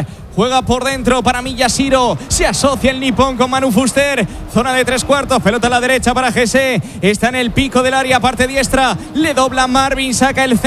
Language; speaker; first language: Spanish; native; Spanish